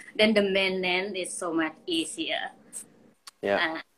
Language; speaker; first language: English; non-native, fluent; Thai